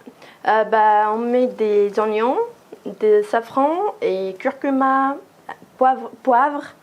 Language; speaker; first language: French; non-native, local second language; Arabic